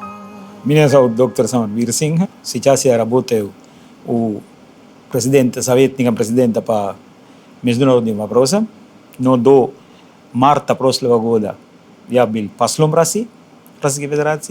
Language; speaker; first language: Russian; non-native, fluent; Sinhala